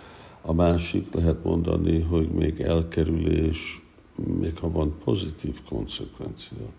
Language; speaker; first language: Hungarian; early bilingual, heritage; Hungarian